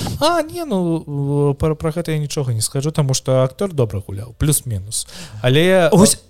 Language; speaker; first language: Belarusian; non-native, local second language; Russian